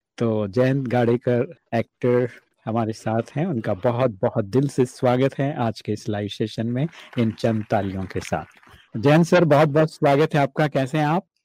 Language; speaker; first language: Hindi; native; Hindi